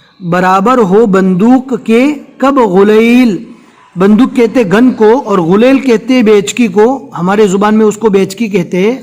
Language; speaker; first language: Urdu; non-native, local second language; Gujarati